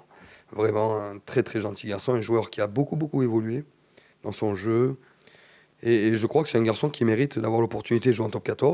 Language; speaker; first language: French; native; French